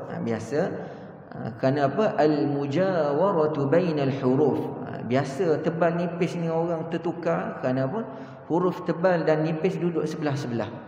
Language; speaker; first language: Malay; native; Malay